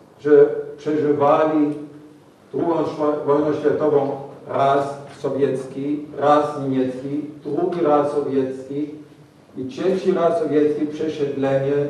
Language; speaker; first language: Polish; non-native, fluent; German